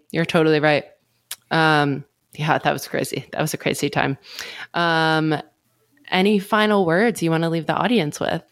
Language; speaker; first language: English; native; English